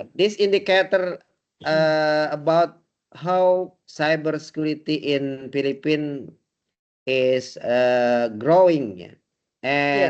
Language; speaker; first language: English; non-native, learner; Indonesian